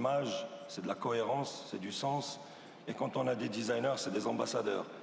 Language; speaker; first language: French; non-native, local second language; Arabic